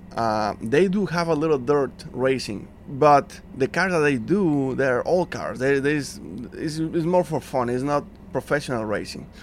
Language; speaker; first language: English; non-native, fluent; Spanish